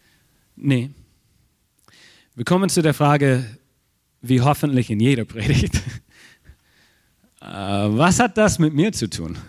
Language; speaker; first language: German; non-native, fluent; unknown